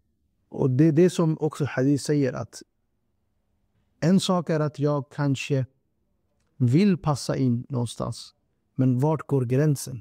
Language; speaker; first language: Swedish; non-native, fluent; Urdu